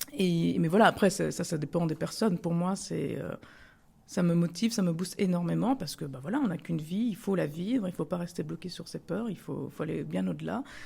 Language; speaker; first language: French; early bilingual, other home language; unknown